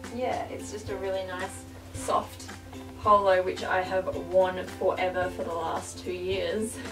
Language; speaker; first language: English; native; English